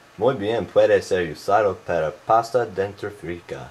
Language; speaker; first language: Spanish; non-native, learner; English